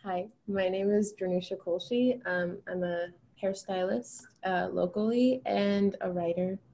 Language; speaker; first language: English; early bilingual, other home language; Albanian